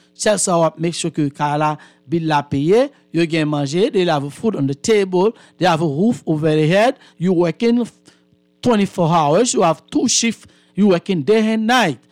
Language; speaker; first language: English; non-native, fluent; Haitian Creole